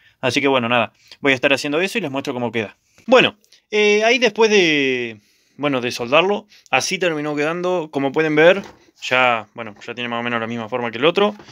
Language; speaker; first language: Spanish; native; Spanish